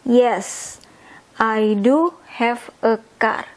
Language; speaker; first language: English; non-native, fluent; Indonesian